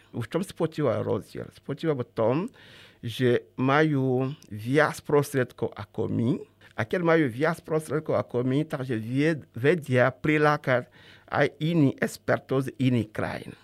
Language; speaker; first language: Slovak; non-native, fluent; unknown